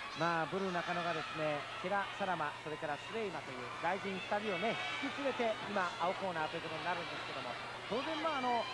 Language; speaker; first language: Japanese; native; Japanese